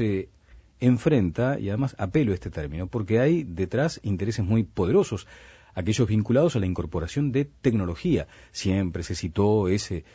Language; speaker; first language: Spanish; native; Spanish